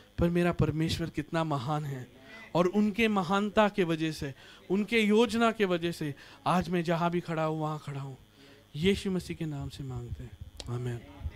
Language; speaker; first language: Hindi; non-native, local second language; Marathi